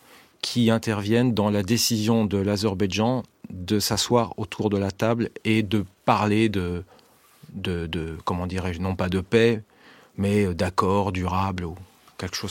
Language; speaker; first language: French; native; French